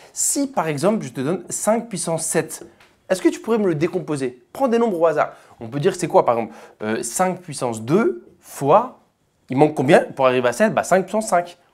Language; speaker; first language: French; native; French